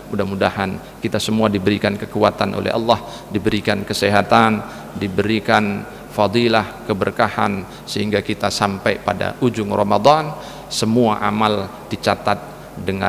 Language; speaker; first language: Indonesian; native; Indonesian